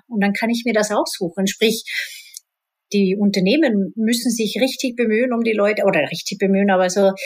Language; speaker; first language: German; non-native, fluent; Swedish